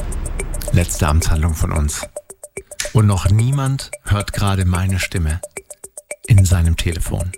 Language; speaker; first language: German; native; German